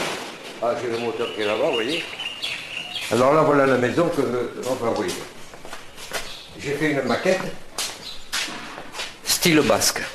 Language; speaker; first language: French; native; French